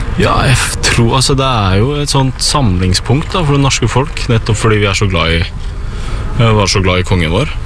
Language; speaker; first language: Norwegian; native; Norwegian